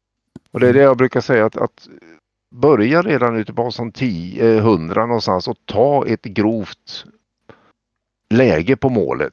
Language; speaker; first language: Swedish; native; Swedish